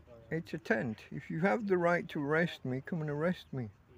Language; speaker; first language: English; native; English